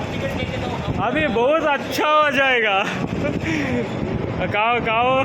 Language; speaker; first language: Hindi; non-native, local second language; Kannada